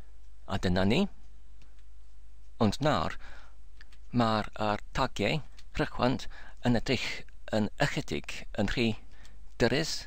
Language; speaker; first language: Welsh; non-native, learner; English